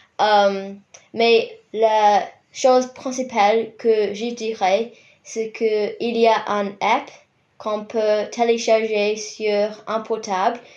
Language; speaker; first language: French; non-native, fluent; English